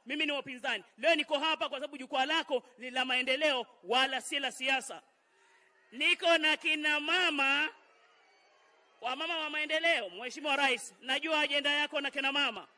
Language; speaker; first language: Swahili; native; Swahili